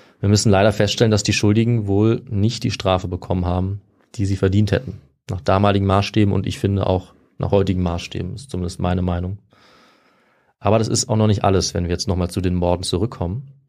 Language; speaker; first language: German; native; German